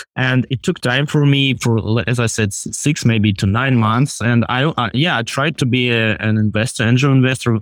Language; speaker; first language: English; non-native, fluent; Russian